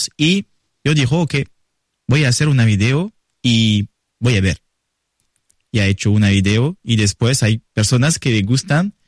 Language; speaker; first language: Spanish; non-native, learner; French